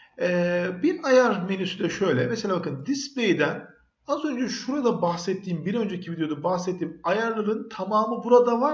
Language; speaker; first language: Turkish; native; Turkish